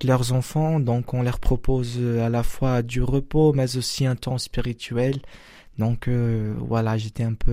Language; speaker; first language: French; non-native, fluent; Portuguese